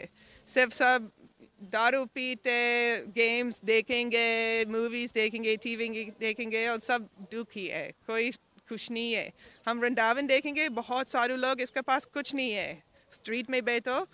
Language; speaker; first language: Hindi; non-native, learner; English